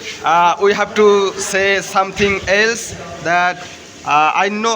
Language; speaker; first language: English; non-native, local second language; Bangla